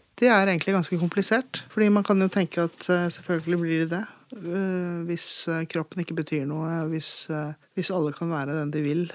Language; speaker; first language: Norwegian; native; Norwegian